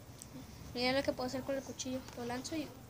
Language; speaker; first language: Spanish; native; Spanish